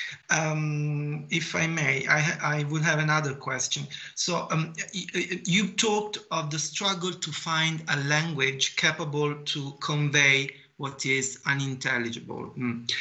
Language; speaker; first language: English; non-native, fluent; Italian